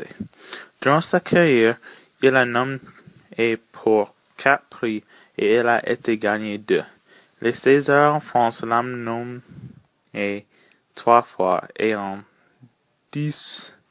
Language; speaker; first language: French; non-native, learner; English